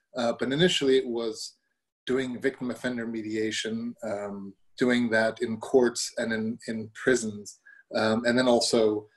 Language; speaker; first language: English; early bilingual, other home language; German